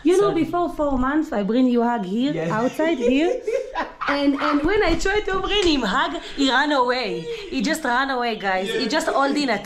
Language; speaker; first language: English; non-native, learner; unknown